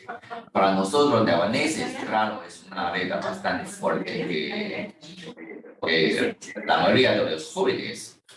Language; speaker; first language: Spanish; non-native, fluent; Chinese